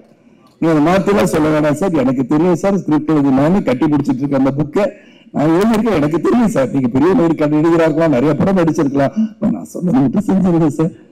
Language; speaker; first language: Tamil; native; Tamil